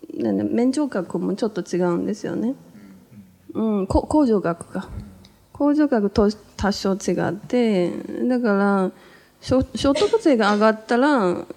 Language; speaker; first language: Japanese; native; Japanese